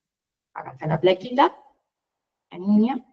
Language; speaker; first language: Spanish; native; Spanish